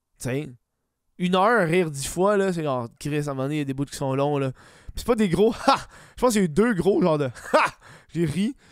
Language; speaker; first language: French; native; French